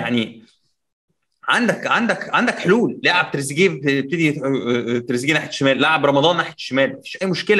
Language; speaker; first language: Arabic; native; Arabic